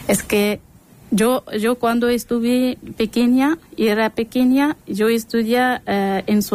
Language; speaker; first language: Spanish; non-native, learner; Persian